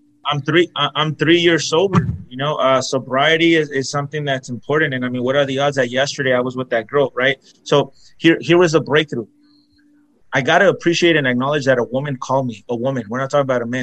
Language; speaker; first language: English; early bilingual, other home language; Spanish